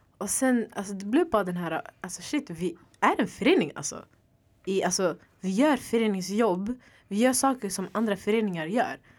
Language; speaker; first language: Swedish; early bilingual, other home language; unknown